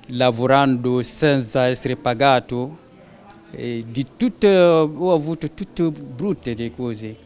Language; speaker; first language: Italian; non-native, fluent; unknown